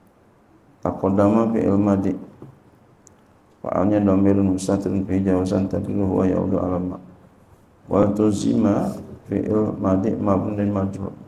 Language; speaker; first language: Arabic; non-native, fluent; Indonesian